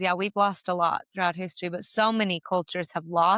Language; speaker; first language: English; native; English